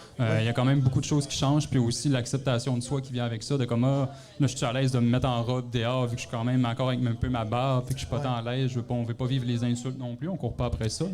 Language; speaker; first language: French; native; French